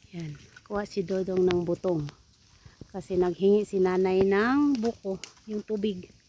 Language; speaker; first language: Filipino; non-native, local second language; Cebuano